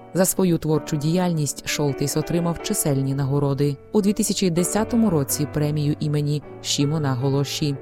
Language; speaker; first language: Ukrainian; non-native, local second language; Hungarian